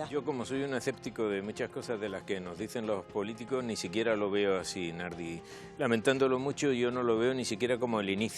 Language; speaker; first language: Spanish; native; Spanish